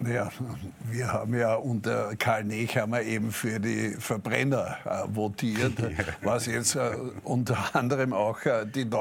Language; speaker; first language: German; native; German